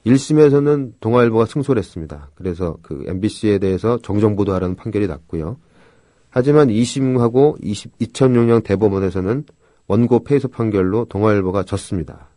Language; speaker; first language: Korean; native; Korean